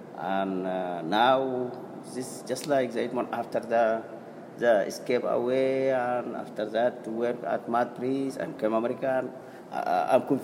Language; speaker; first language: English; non-native, learner; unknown